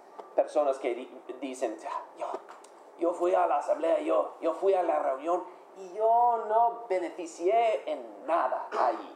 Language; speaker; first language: Spanish; non-native, fluent; English